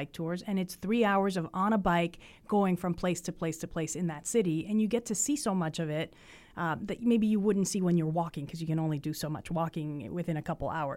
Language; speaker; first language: English; early bilingual, other home language; Spanish